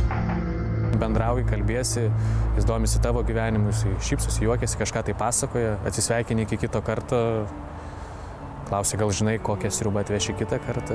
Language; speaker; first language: Lithuanian; native; Lithuanian